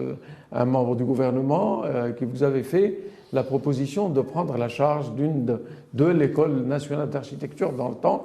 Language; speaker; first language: French; non-native, local second language; Arabic